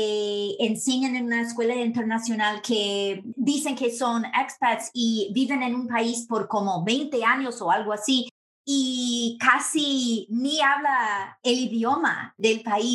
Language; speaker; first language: Spanish; non-native, fluent; English